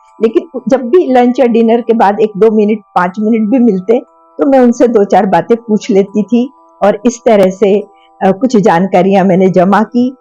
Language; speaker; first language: Hindi; non-native, local second language; Marathi